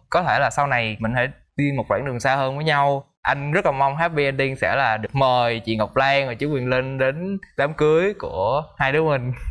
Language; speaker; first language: Vietnamese; native; Vietnamese